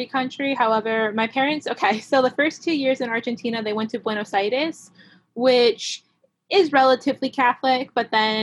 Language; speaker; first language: English; native; English